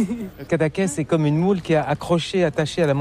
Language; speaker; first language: French; native; French